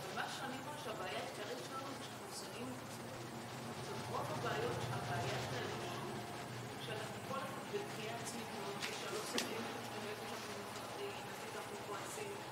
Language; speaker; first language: Hebrew; native; Hebrew